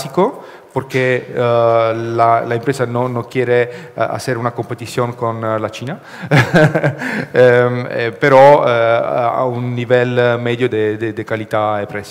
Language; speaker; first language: Spanish; non-native, learner; Italian